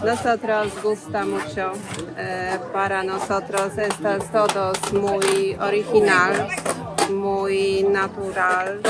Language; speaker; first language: Spanish; non-native, learner; Polish